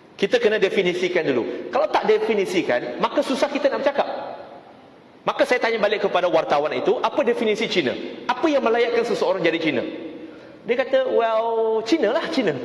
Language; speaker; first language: Malay; non-native, local second language; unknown